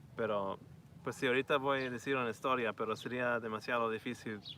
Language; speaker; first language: Spanish; non-native, learner; English